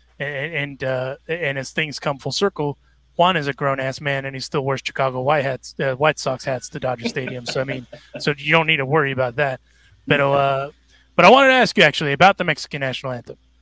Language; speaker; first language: English; early bilingual, other home language; Spanish